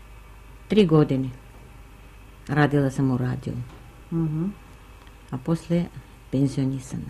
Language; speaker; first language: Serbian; non-native, learner; Armenian